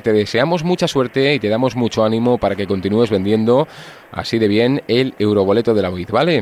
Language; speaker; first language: Spanish; native; Spanish